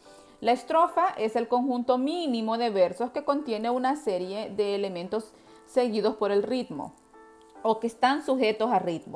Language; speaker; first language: Spanish; native; Spanish